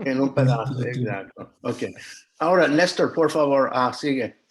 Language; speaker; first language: Spanish; non-native, fluent; English